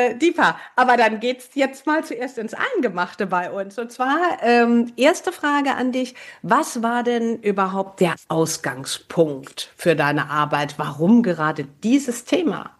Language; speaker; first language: German; native; German